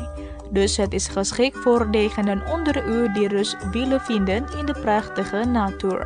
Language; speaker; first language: Dutch; non-native, fluent; Indonesian